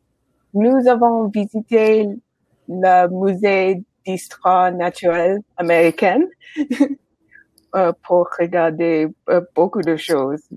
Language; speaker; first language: French; non-native, learner; English